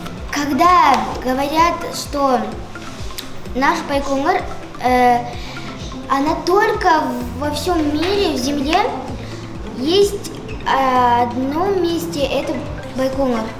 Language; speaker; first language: Russian; non-native, local second language; Kazakh